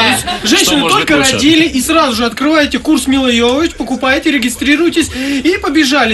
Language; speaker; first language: Russian; native; Russian